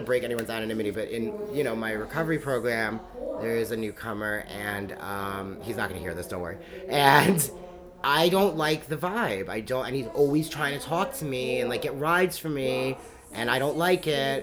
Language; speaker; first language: English; native; English